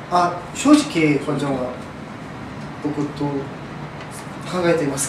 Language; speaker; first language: Japanese; non-native, learner; Korean